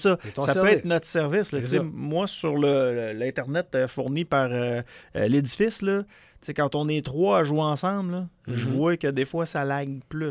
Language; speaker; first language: French; native; French